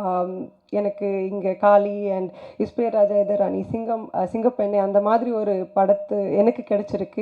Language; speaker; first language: Tamil; non-native, fluent; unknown